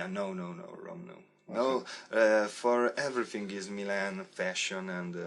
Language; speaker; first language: English; non-native, learner; Italian